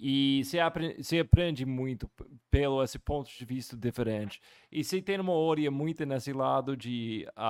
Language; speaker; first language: Portuguese; non-native, fluent; English